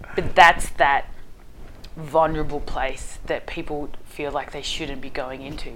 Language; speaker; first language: English; native; English